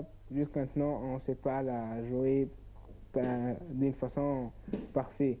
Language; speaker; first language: French; non-native, learner; Arabic